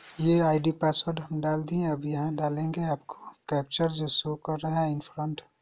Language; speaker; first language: Hindi; native; Hindi